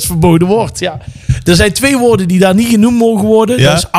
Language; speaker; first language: Dutch; native; Dutch